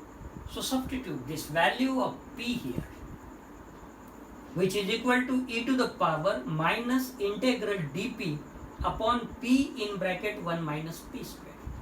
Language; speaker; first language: English; non-native, local second language; Marathi